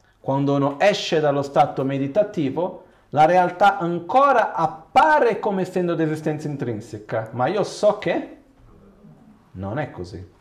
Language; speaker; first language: Italian; non-native, fluent; Portuguese